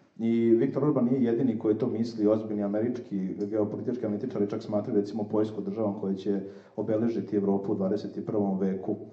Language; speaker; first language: Serbian; native; Serbian